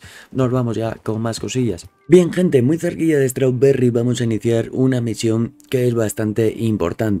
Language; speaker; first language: Spanish; native; Spanish